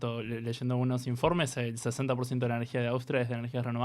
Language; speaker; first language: Spanish; native; Spanish